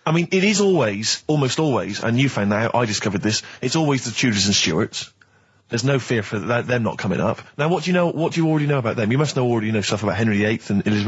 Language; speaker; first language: English; native; English